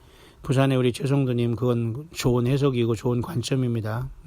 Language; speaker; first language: Korean; native; Korean